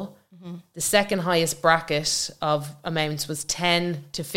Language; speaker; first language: English; native; English